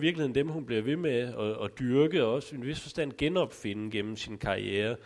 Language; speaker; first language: Danish; native; Danish